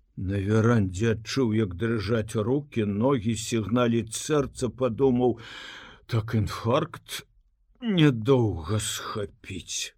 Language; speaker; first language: Belarusian; native; Belarusian